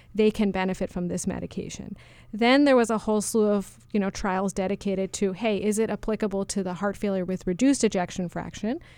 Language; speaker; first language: English; native; English